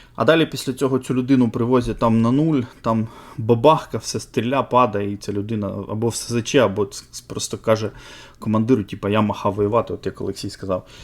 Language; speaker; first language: Ukrainian; native; Ukrainian